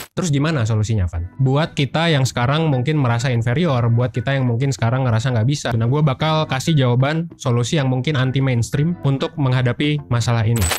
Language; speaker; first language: Indonesian; native; Indonesian